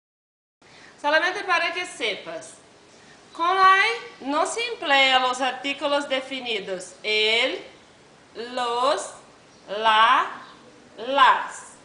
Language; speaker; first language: Spanish; non-native, learner; Portuguese